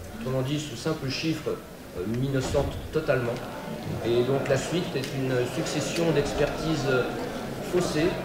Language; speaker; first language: French; native; French